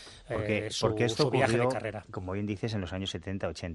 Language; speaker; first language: Spanish; native; Spanish